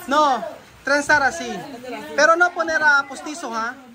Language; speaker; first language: Spanish; non-native, learner; Filipino